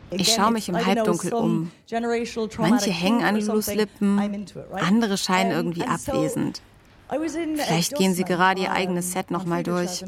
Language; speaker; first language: German; native; German